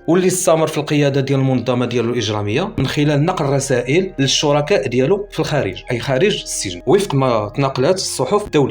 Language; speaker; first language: Arabic; native; Arabic